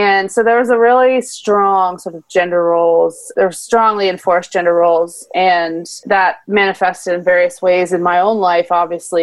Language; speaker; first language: English; native; English